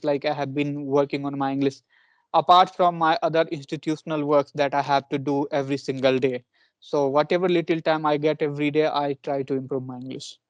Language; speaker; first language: English; non-native, local second language; Punjabi